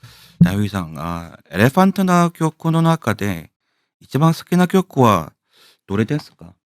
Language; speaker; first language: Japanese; non-native, learner; Korean